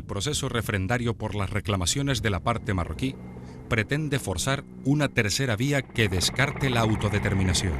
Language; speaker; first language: Spanish; native; Spanish